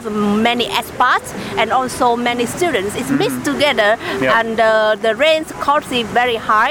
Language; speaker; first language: English; non-native, learner; Vietnamese